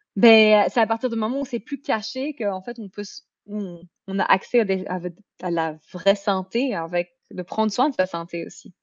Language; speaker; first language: French; native; French